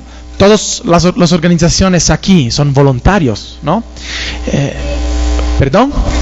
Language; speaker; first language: Spanish; non-native, fluent; Italian